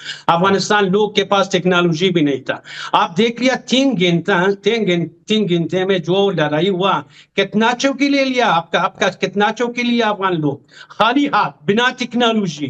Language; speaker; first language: Hindi; non-native, fluent; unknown